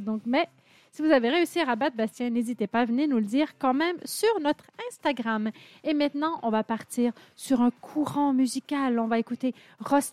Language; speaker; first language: French; native; French